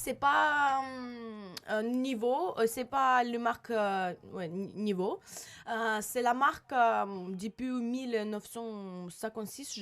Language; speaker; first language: French; non-native, learner; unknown